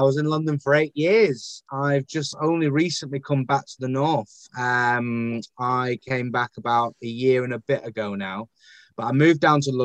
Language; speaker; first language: English; native; English